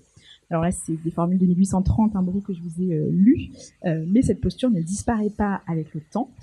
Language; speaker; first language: French; native; French